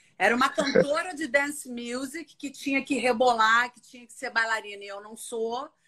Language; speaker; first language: Portuguese; native; Portuguese